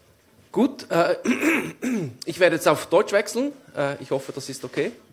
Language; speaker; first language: German; non-native, fluent; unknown